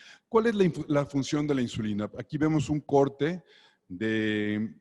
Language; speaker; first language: Spanish; native; Spanish